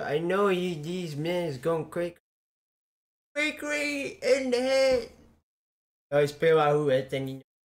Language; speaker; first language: English; non-native, learner; Dutch